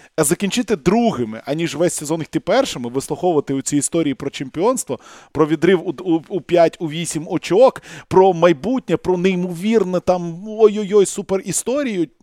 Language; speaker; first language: Ukrainian; non-native, local second language; Russian